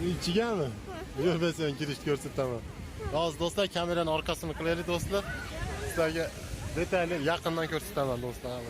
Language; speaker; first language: Turkish; non-native, learner; Uzbek